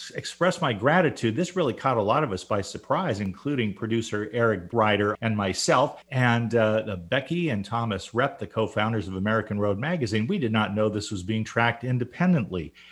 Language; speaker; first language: English; native; English